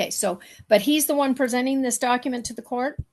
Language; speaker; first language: English; native; English